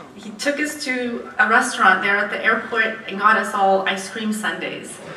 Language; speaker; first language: English; early bilingual, other home language; Romanian